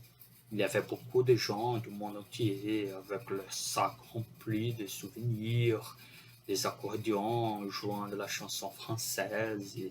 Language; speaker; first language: French; non-native, fluent; Portuguese